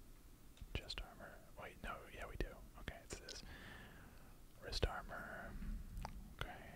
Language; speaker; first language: English; native; English